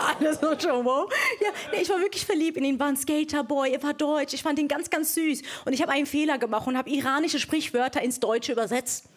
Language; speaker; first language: German; early bilingual, other home language; Persian